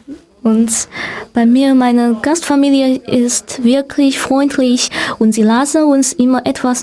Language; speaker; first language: German; non-native, learner; Chinese